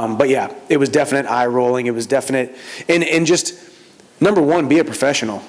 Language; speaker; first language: English; native; English